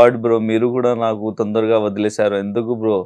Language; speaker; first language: Telugu; non-native, learner; Hindi